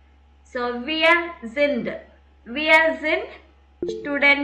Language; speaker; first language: German; non-native, fluent; Tamil